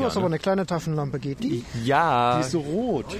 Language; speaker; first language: German; native; German